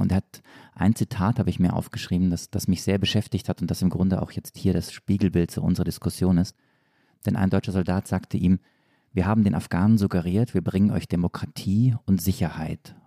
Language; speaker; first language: German; native; German